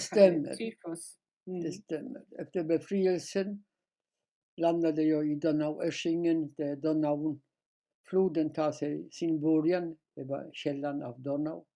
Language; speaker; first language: Swedish; non-native, fluent; Polish